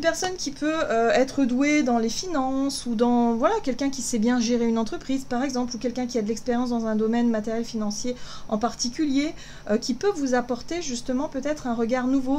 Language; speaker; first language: French; native; French